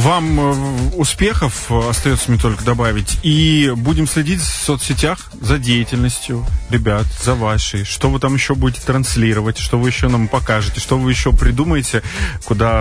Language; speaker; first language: Russian; native; Russian